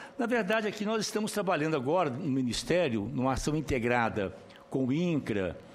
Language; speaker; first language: Portuguese; native; Portuguese